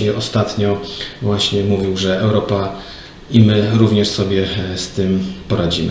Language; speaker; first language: Polish; native; Polish